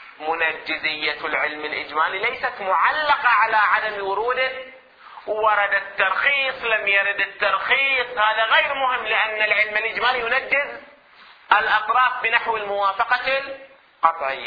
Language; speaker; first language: Arabic; native; Arabic